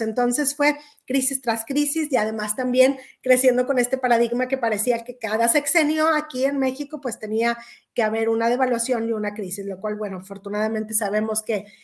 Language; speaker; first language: Spanish; native; Spanish